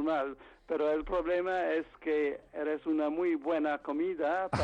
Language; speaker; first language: Spanish; non-native, fluent; English